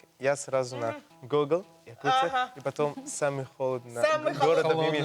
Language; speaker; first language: Russian; non-native, learner; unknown